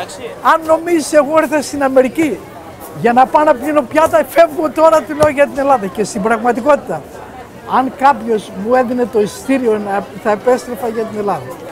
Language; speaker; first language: Greek; native; Greek